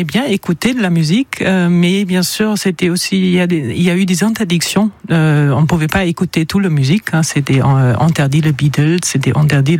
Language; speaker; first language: French; non-native, fluent; German